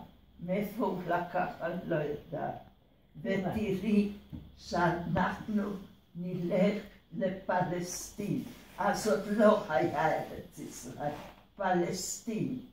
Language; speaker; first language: Hebrew; early bilingual, other home language; Hungarian